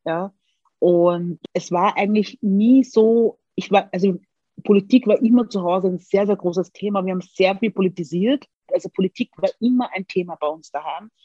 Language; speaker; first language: German; early bilingual, other home language; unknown